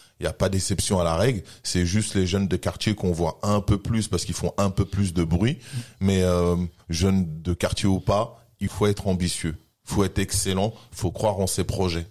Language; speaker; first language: French; native; French